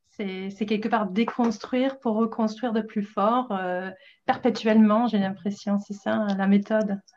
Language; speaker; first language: French; non-native, fluent; English